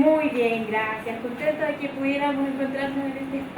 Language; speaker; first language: Spanish; native; Spanish